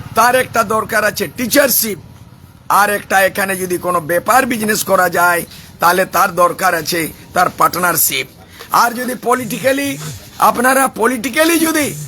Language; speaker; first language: Bangla; non-native, local second language; Santali